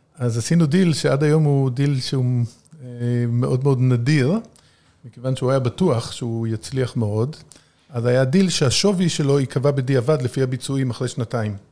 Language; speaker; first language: Hebrew; native; Hebrew